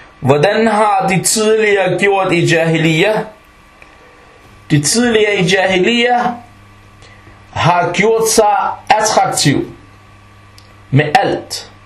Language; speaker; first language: Danish; non-native, local second language; Arabic